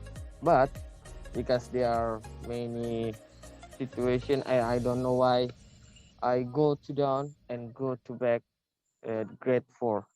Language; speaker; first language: English; non-native, learner; Indonesian